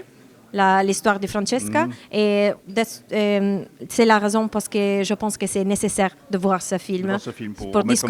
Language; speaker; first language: French; non-native, learner; Italian